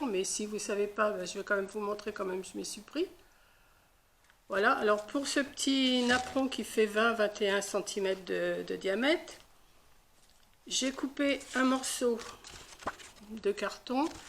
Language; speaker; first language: French; native; French